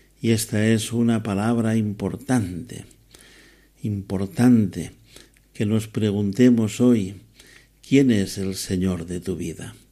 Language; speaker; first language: Spanish; native; Spanish